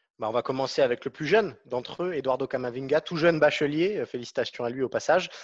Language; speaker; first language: French; native; French